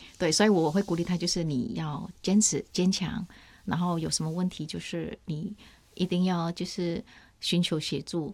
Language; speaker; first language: Chinese; non-native, fluent; Vietnamese